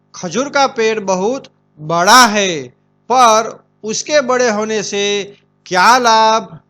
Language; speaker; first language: Hindi; non-native, local second language; Gujarati